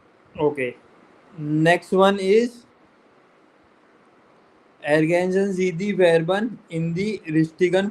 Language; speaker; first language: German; non-native, fluent; Hindi